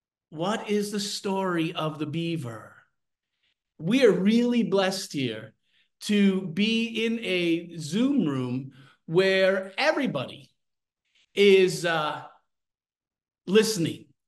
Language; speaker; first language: English; native; English